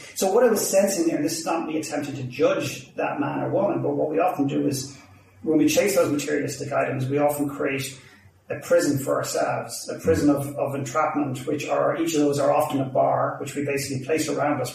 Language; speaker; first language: English; native; English